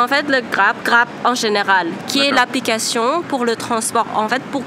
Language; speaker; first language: French; non-native, fluent; Thai